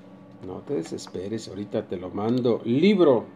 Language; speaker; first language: Spanish; native; Spanish